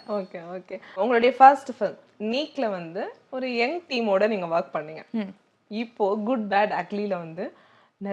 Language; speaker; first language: Tamil; native; Tamil